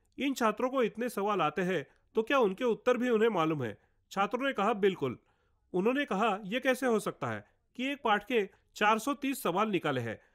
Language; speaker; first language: Hindi; non-native, local second language; Marathi